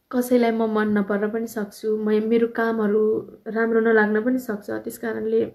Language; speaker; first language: Nepali; native; Nepali